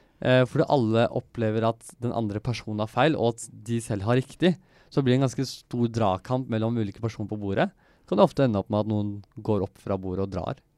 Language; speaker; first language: Norwegian; early bilingual, other home language; Turkish